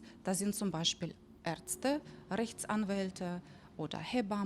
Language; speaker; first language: German; non-native, fluent; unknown